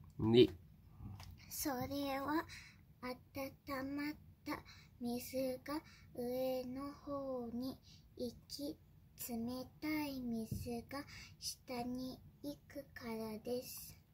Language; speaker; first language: Japanese; non-native, learner; Portuguese